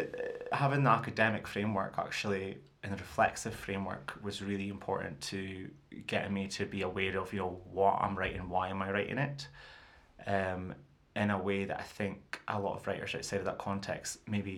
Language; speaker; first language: English; native; English